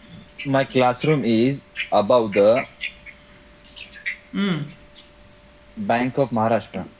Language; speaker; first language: English; non-native, learner; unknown